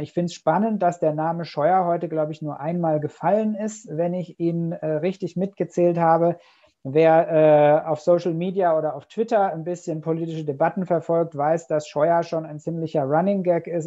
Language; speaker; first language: German; native; German